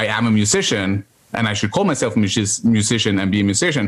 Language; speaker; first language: English; non-native, fluent; Norwegian